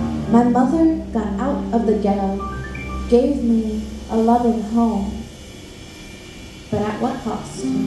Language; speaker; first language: English; early bilingual, other home language; Spanish